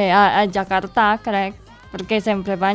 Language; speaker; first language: Catalan; non-native, learner; Indonesian